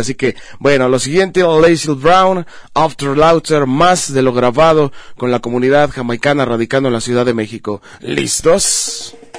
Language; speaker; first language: Spanish; native; Spanish